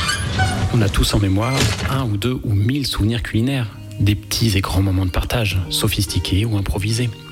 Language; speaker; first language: French; native; French